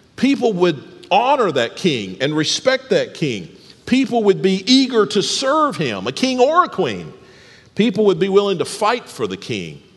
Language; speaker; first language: English; native; English